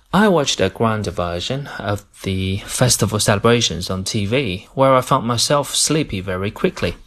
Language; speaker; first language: English; non-native, fluent; Chinese